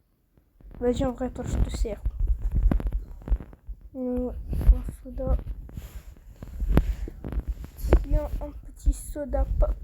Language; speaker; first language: French; native; French